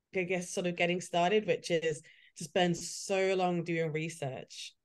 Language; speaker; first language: English; native; English